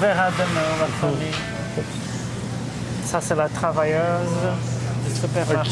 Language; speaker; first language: French; non-native, fluent; Portuguese